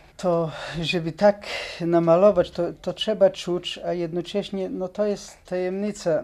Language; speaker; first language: Polish; non-native, fluent; Bulgarian